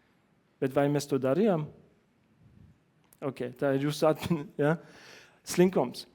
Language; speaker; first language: Latvian; non-native, learner; German